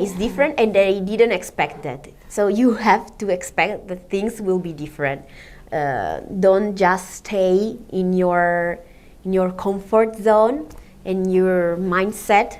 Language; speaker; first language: English; non-native, fluent; Italian